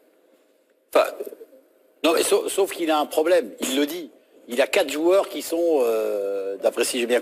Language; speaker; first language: French; native; French